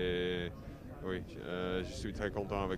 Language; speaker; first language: French; non-native, local second language; Dutch